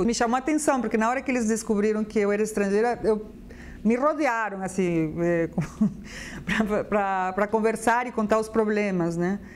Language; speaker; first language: Portuguese; non-native, fluent; Spanish